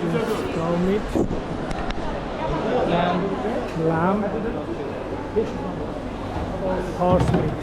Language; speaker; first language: English; non-native, local second language; Bangla